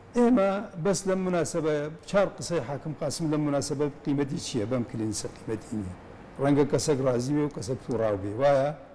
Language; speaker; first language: Central Kurdish; non-native, local second language; Kurdish